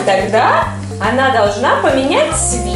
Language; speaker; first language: Russian; native; Russian